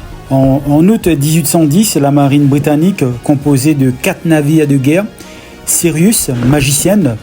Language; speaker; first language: French; non-native, local second language; Morisyen